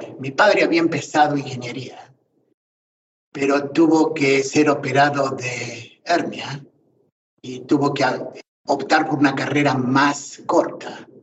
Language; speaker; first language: Spanish; native; Spanish